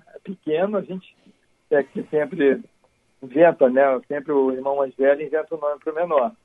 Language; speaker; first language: Portuguese; native; Portuguese